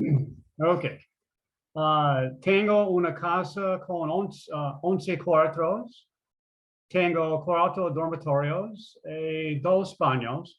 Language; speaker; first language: Spanish; non-native, learner; English